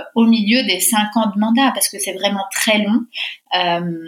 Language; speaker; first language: French; early bilingual, heritage; Spanish